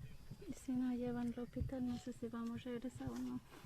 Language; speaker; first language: Spanish; non-native, local second language; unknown